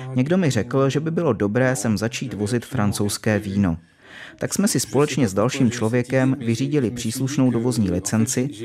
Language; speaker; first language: Czech; non-native, fluent; French